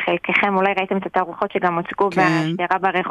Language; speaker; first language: Hebrew; native; Hebrew